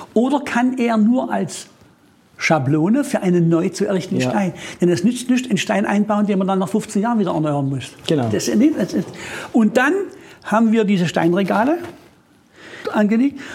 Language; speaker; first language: German; native; German